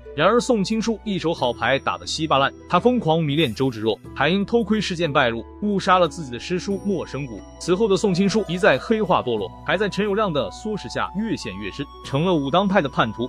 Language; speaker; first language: Chinese; native; Chinese